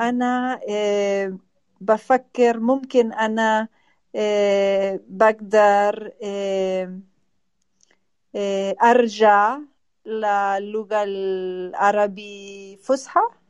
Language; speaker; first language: Arabic; non-native, learner; Spanish